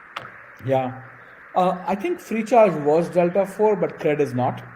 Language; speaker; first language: English; non-native, local second language; Gujarati